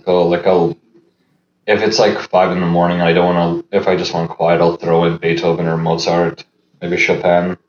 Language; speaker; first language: English; early bilingual, other home language; Russian